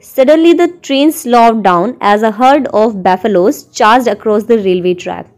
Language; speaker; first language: Hindi; native; Hindi